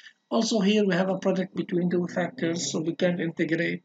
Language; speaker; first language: English; non-native, local second language; Arabic